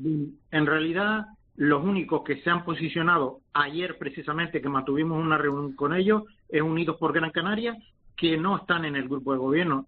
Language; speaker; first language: Spanish; native; Spanish